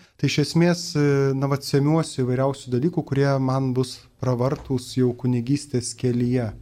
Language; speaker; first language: Lithuanian; native; Lithuanian